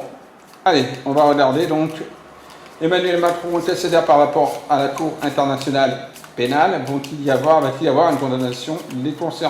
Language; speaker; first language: French; native; French